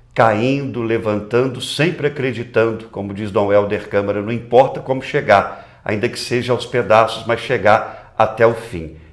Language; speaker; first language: Portuguese; native; Portuguese